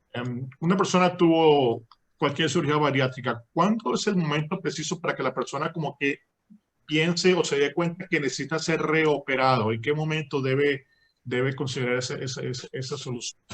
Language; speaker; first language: Spanish; native; Spanish